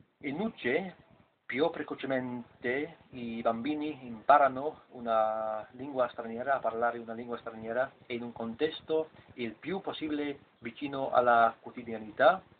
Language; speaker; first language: Italian; non-native, fluent; English